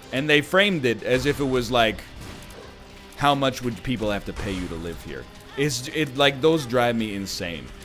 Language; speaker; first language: English; native; English